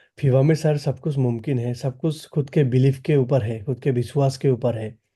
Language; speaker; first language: Hindi; non-native, local second language; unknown